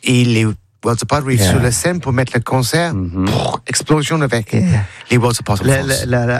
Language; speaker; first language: French; non-native, fluent; English